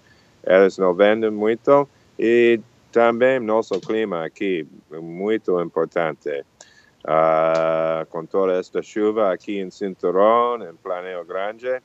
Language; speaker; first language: Portuguese; non-native, fluent; English